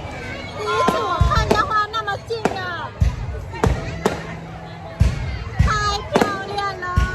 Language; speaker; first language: Chinese; non-native, learner; Vietnamese